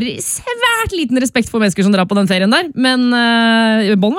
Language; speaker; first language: Norwegian; native; Norwegian